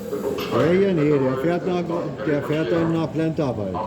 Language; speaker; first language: German; native; German